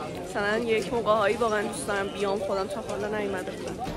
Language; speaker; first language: Persian; native; Persian